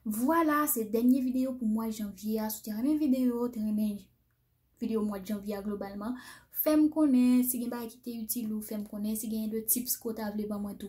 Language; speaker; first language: French; non-native, learner; Haitian Creole